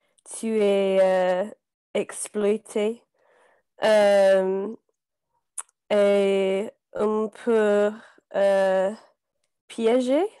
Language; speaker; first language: French; non-native, learner; English